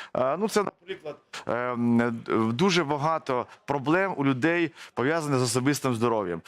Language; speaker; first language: Ukrainian; native; Ukrainian